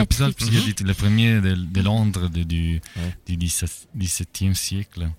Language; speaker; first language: French; non-native, learner; Italian